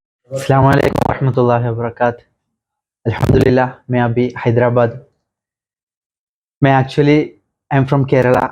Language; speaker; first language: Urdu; non-native, local second language; Malayalam